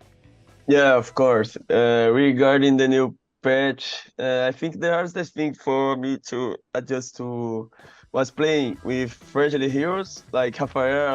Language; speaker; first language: English; non-native, learner; Portuguese